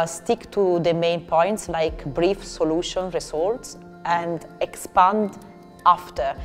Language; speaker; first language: English; non-native, fluent; Italian